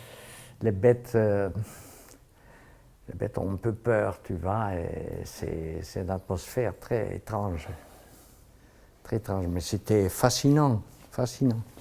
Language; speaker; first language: French; non-native, fluent; Dutch